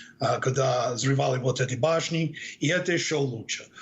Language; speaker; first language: Russian; non-native, fluent; English